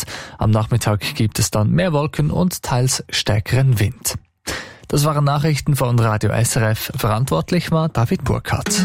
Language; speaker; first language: German; native; German